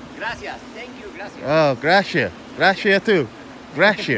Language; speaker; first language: Spanish; non-native, learner; Khmer